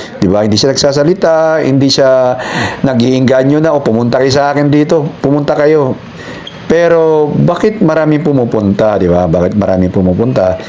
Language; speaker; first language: Filipino; non-native, local second language; Cebuano